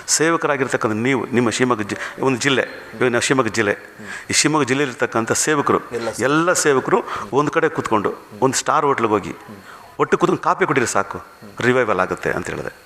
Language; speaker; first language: Kannada; non-native, local second language; Tamil